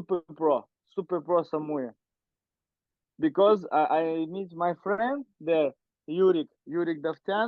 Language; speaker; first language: English; non-native, learner; Russian